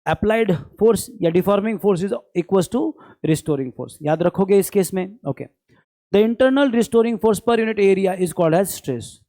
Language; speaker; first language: Hindi; non-native, local second language; Marathi